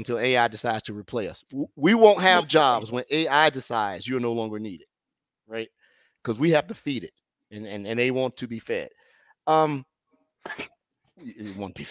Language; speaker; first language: English; native; English